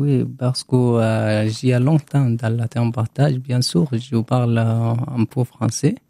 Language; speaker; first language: French; non-native, learner; Arabic